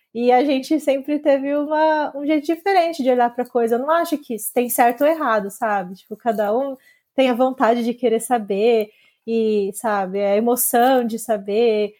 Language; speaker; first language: Portuguese; native; Portuguese